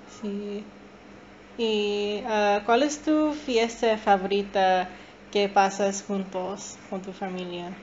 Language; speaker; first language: Spanish; non-native, learner; English